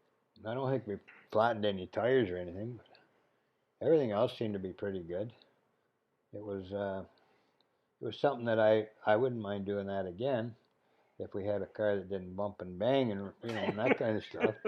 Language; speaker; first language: English; native; English